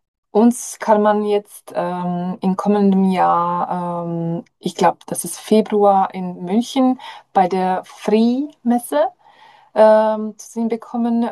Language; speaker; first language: German; non-native, fluent; Czech